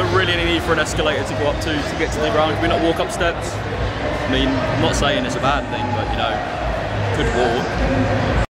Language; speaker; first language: English; native; English